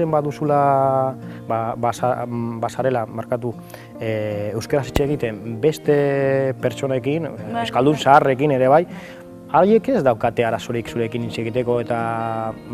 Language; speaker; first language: Basque; non-native, local second language; Spanish